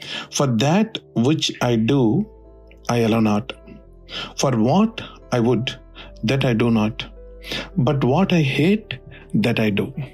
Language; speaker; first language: English; non-native, local second language; Telugu